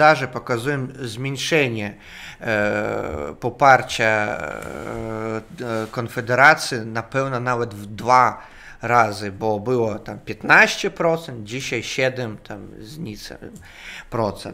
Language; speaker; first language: Polish; non-native, fluent; Russian